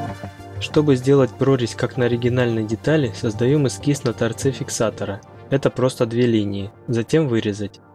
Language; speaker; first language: Russian; native; Russian